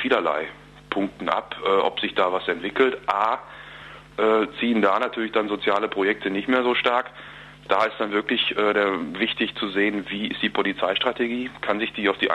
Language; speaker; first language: German; native; German